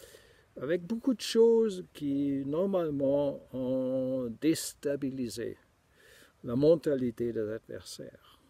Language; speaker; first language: French; non-native, fluent; German